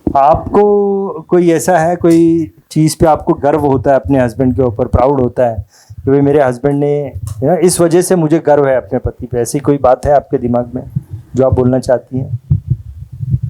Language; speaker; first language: Hindi; non-native, local second language; Marathi